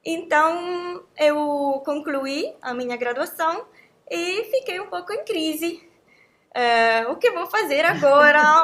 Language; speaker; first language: Portuguese; non-native, fluent; Italian